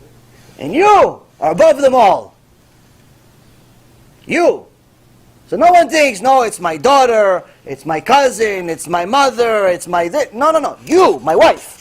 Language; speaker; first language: English; non-native, fluent; Hebrew